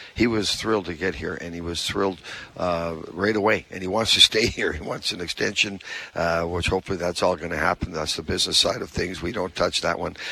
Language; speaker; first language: English; native; English